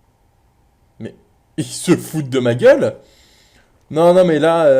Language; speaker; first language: French; native; French